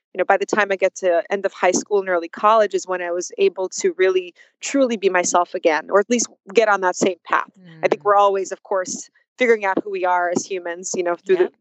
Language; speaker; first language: English; early bilingual, other home language; Russian